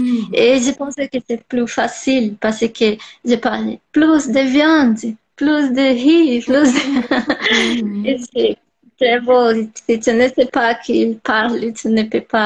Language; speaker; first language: French; non-native, learner; Portuguese